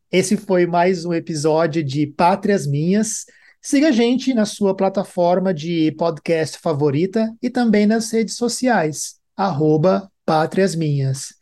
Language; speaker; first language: Portuguese; native; Portuguese